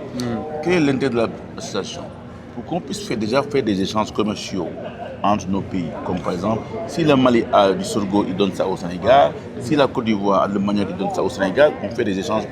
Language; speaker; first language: French; non-native, local second language; Wolof